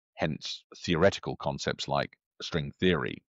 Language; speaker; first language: English; native; English